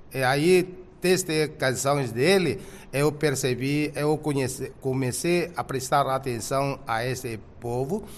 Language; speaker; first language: Portuguese; non-native, fluent; Chinese